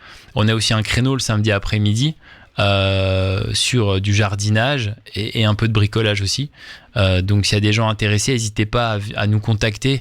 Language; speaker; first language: French; native; French